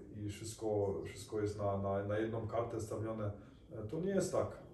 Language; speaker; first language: Polish; early bilingual, heritage; Polish